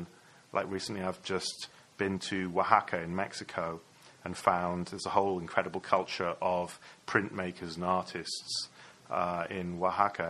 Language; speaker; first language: English; native; English